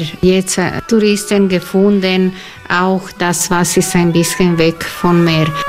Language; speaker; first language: German; non-native, learner; Croatian